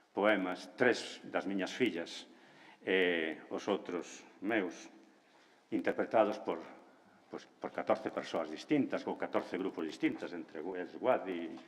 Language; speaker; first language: Galician; non-native, local second language; Spanish